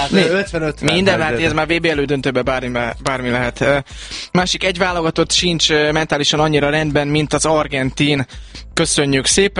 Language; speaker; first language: Hungarian; native; Hungarian